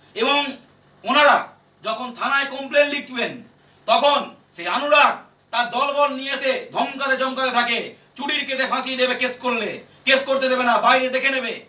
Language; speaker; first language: Bangla; native; Bangla